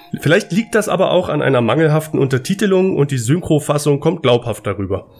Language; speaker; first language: German; native; German